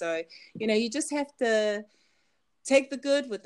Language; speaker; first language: English; native; English